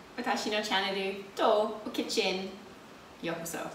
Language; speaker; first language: Japanese; non-native, learner; English